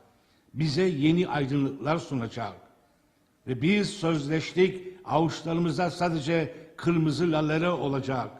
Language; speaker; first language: Turkish; native; Turkish